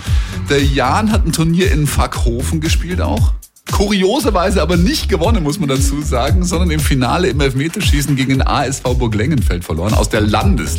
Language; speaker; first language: German; native; German